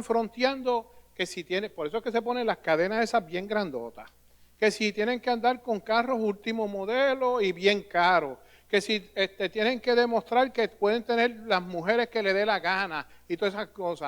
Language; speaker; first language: Spanish; native; Spanish